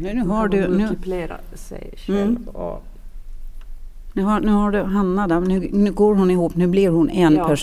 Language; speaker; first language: Swedish; native; Swedish